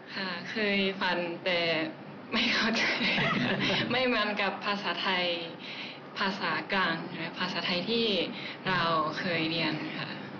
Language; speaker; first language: Thai; non-native, fluent; Japanese